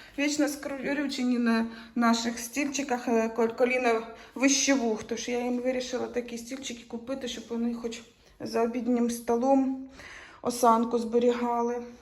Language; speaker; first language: Ukrainian; native; Ukrainian